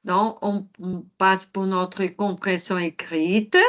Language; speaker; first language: French; non-native, fluent; Portuguese